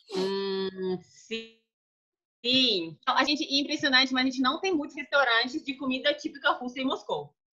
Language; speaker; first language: Portuguese; non-native, fluent; Russian